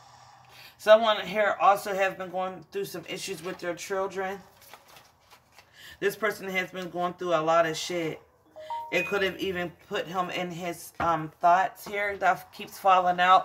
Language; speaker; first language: English; native; English